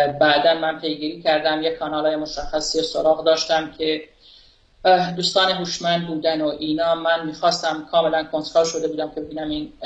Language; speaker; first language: Persian; non-native, local second language; Kurdish